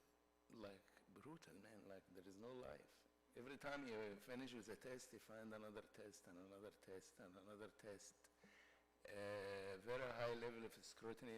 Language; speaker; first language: English; non-native, fluent; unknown